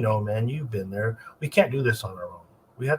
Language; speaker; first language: English; native; English